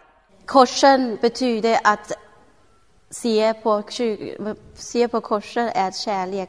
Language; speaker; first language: Swedish; non-native, learner; Thai